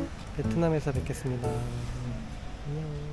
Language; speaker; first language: Korean; native; Korean